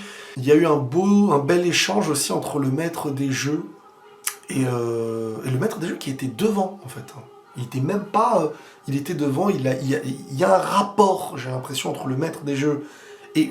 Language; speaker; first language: French; native; French